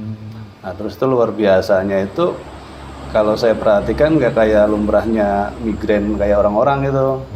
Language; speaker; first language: Indonesian; native; Indonesian